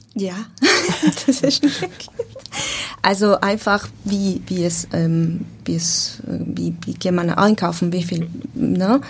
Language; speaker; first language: German; non-native, learner; Spanish